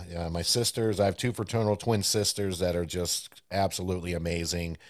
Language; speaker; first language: English; early bilingual, other home language; Spanish